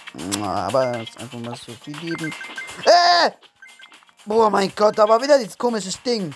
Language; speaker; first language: German; native; German